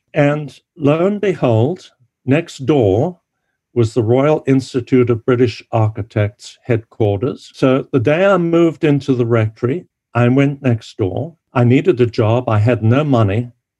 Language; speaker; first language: English; native; English